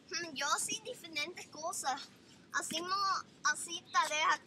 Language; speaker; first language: Spanish; early bilingual, heritage; English